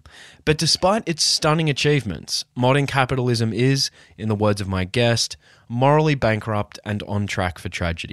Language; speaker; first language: English; native; English